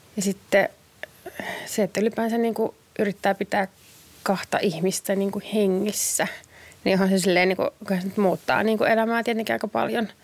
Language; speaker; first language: Finnish; native; Finnish